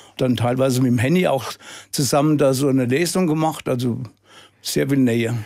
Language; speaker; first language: German; native; German